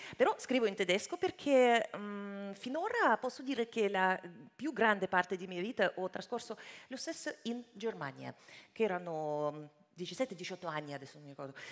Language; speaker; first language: Italian; non-native, fluent; Russian